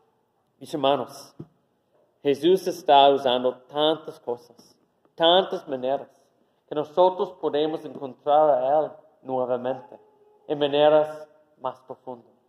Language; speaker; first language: Spanish; non-native, fluent; English